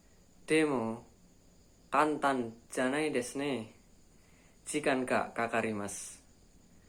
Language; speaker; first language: Japanese; non-native, learner; Indonesian